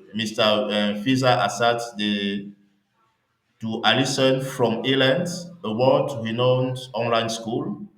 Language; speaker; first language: English; non-native, local second language; French